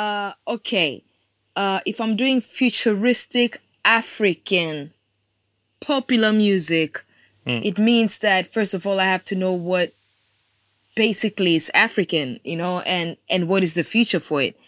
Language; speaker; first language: English; non-native, fluent; Kikuyu